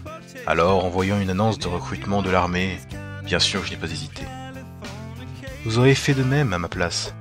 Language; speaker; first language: French; native; French